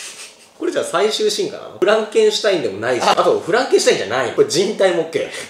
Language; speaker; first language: Japanese; native; Japanese